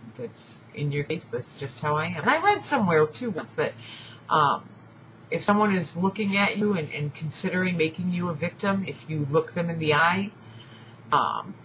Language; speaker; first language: English; native; English